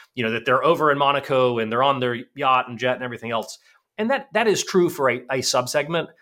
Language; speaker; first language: English; native; English